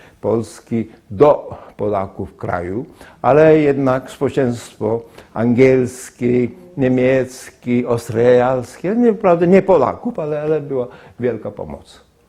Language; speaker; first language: Polish; non-native, fluent; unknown